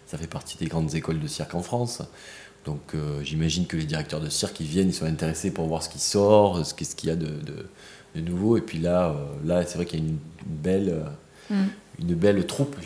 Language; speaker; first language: French; native; French